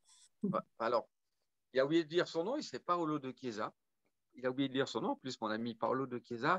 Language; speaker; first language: French; native; French